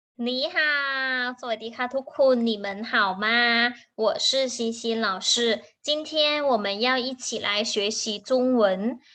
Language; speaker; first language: Chinese; non-native, fluent; Thai